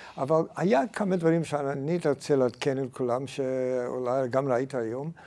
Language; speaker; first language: Hebrew; native; Hebrew